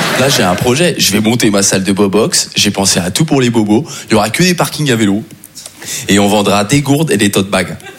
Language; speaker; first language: French; native; French